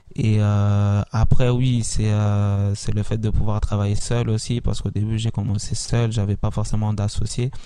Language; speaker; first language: French; early bilingual, other home language; Italian